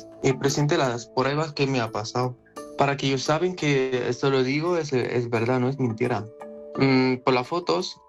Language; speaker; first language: Spanish; non-native, learner; Arabic